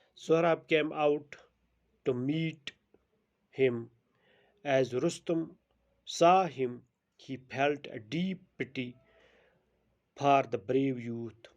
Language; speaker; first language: English; non-native, local second language; Urdu